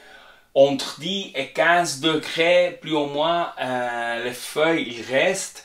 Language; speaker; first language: French; non-native, fluent; Spanish